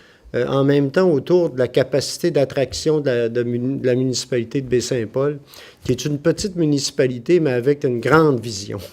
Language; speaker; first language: French; native; French